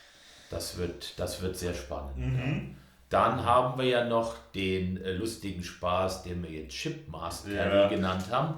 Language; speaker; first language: German; native; German